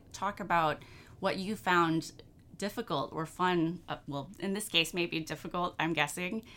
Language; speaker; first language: English; native; English